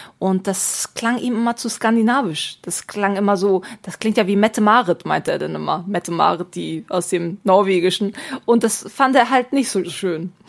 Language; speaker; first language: German; early bilingual, other home language; Turkish